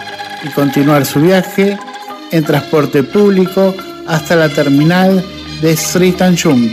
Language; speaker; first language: Spanish; non-native, fluent; Indonesian